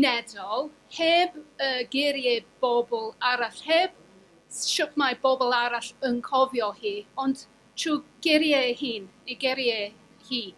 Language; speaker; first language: Welsh; non-native, fluent; English